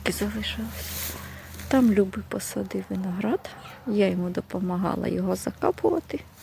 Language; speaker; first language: Ukrainian; native; Ukrainian